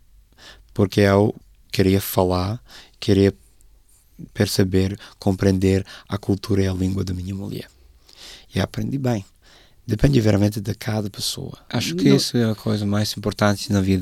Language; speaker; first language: Portuguese; non-native, fluent; English